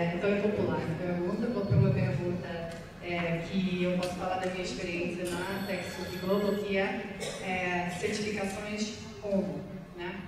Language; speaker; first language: Portuguese; non-native, fluent; English